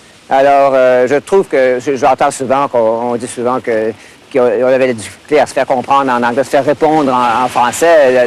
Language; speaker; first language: French; native; French